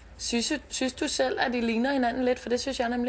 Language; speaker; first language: Danish; native; Danish